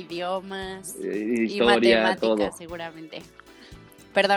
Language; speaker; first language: Spanish; native; Spanish